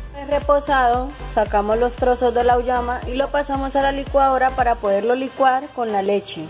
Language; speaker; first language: Spanish; native; Spanish